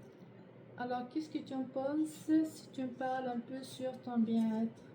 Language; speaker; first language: French; non-native, learner; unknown